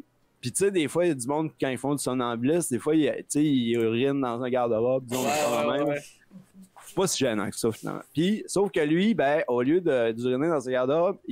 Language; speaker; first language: French; native; French